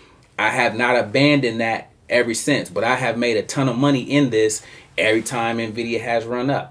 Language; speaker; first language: English; native; English